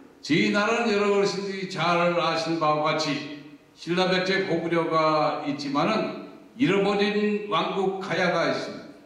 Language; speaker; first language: Korean; native; Korean